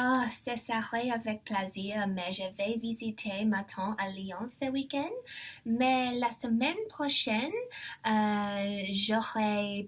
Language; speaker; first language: French; non-native, learner; English